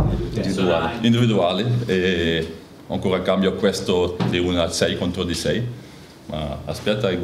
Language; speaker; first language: Italian; non-native, learner; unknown